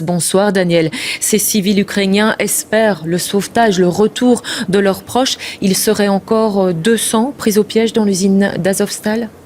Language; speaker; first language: French; native; French